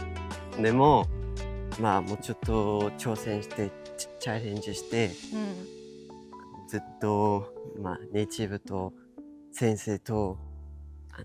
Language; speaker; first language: Japanese; non-native, fluent; English